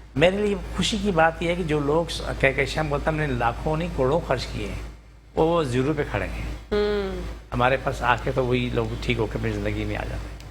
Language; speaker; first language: Urdu; non-native, local second language; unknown